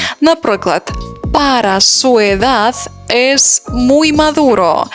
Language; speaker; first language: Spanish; non-native, fluent; Ukrainian